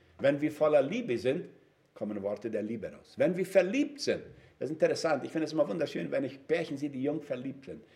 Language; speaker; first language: German; non-native, fluent; Portuguese